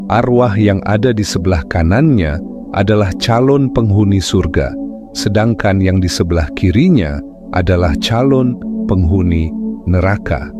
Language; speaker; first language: Indonesian; native; Indonesian